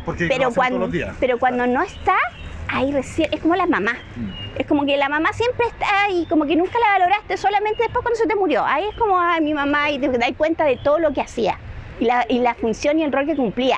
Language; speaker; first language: Spanish; native; Spanish